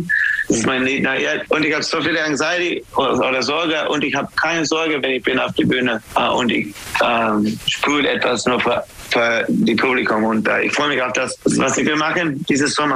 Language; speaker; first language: German; non-native, fluent; English